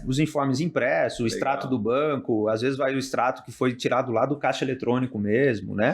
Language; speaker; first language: Portuguese; native; Portuguese